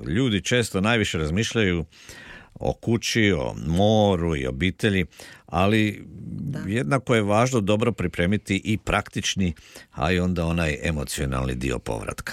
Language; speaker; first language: Croatian; native; Croatian